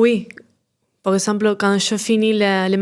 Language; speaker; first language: French; non-native, learner; Spanish